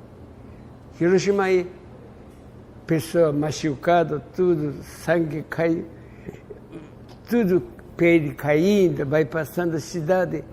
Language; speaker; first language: Portuguese; non-native, learner; Japanese